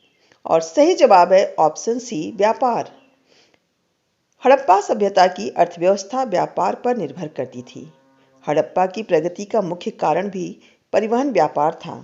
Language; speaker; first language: Hindi; native; Hindi